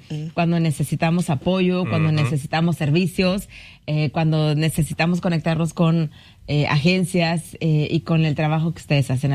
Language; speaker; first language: Spanish; native; Spanish